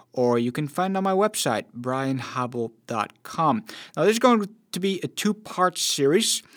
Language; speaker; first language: English; non-native, fluent; Dutch